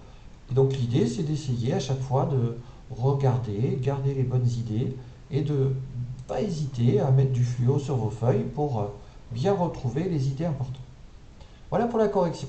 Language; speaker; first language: French; native; French